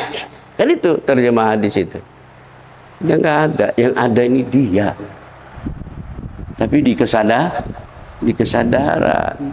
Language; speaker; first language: Indonesian; native; Indonesian